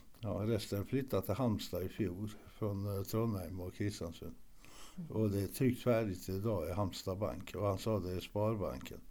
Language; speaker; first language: Swedish; early bilingual, other home language; Norwegian